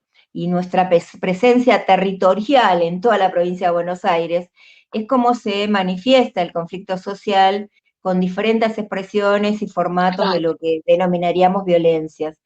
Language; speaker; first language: Spanish; native; Spanish